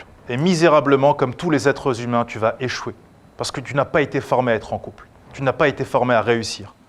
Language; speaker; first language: French; native; French